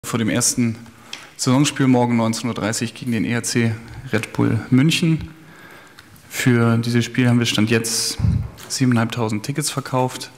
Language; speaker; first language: German; native; German